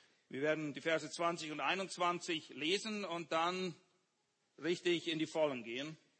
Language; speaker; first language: German; native; German